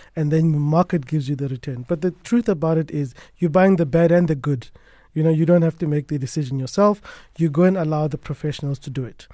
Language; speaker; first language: English; non-native, local second language; Tswana